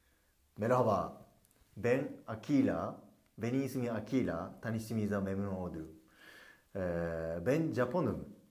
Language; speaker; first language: Turkish; non-native, learner; Japanese